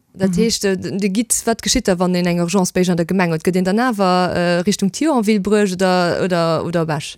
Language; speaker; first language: Luxembourgish; native; Luxembourgish